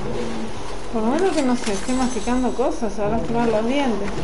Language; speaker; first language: Spanish; native; Spanish